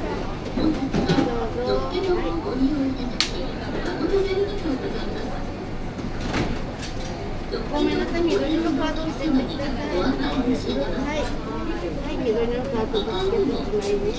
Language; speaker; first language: Japanese; native; Japanese